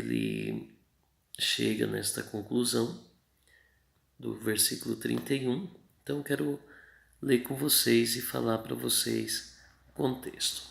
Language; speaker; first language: Portuguese; native; Portuguese